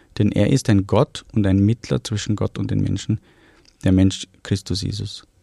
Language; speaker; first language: German; early bilingual, other home language; Romanian